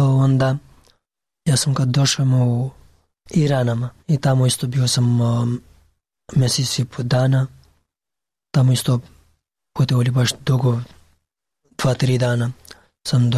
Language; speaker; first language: Serbian; non-native, learner; Pashto